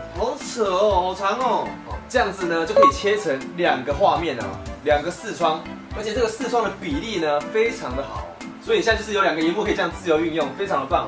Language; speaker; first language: Chinese; native; Chinese